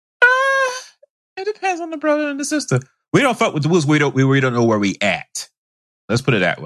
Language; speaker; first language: English; native; English